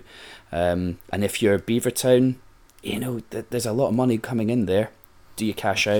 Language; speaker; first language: English; native; English